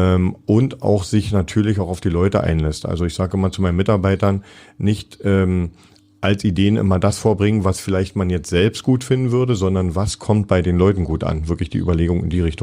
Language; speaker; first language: German; native; German